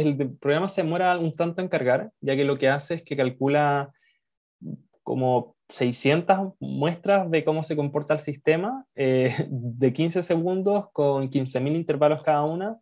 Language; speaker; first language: Spanish; native; Spanish